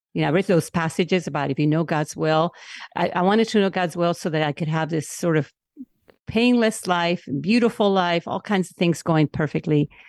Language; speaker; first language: English; non-native, local second language; Spanish